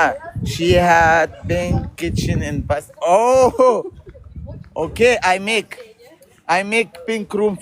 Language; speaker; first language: English; non-native, learner; Arabic